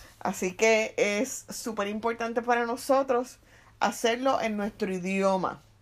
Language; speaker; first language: Spanish; native; Spanish